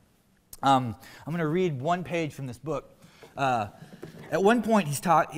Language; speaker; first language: English; native; English